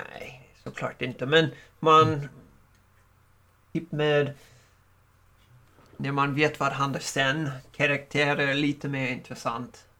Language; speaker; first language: Swedish; non-native, learner; English